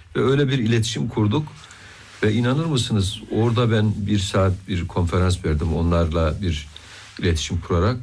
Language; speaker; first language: Turkish; native; Turkish